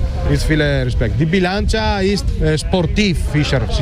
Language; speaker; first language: German; non-native, learner; Italian